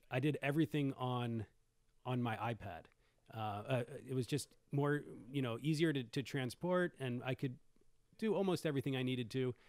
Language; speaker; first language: English; native; English